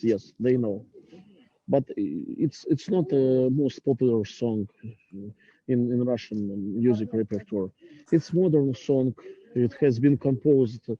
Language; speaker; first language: English; non-native, learner; Russian